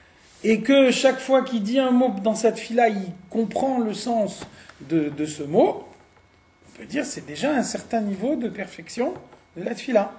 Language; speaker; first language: French; native; French